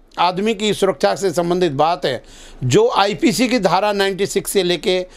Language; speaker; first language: Hindi; native; Hindi